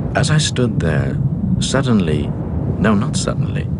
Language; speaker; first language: English; native; English